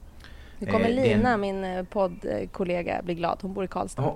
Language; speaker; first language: Swedish; native; Swedish